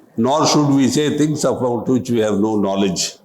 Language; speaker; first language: English; non-native, local second language; Tamil